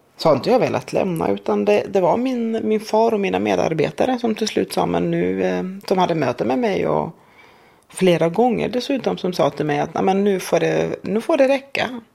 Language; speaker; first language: Swedish; non-native, fluent; Arabic